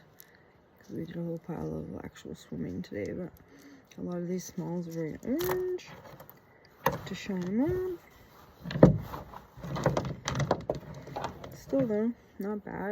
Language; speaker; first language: English; native; English